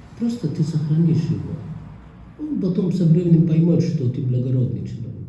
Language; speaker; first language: Russian; non-native, fluent; Arabic